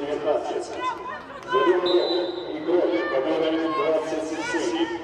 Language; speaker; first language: Russian; native; Russian